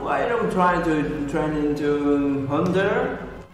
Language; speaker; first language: English; non-native, learner; Vietnamese